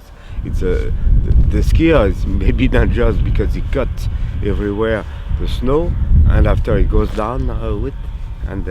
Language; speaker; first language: English; non-native, learner; French